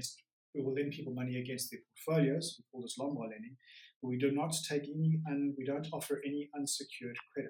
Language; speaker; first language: English; native; English